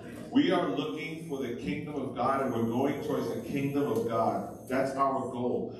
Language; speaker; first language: English; early bilingual, other home language; Spanish